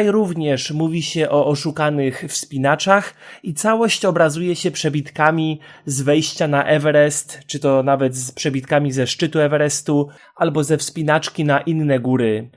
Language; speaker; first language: Polish; native; Polish